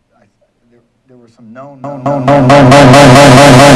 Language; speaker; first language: English; native; English